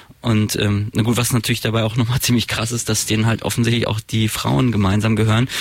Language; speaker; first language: German; native; German